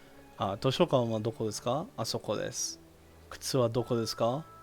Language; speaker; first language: Japanese; non-native, learner; English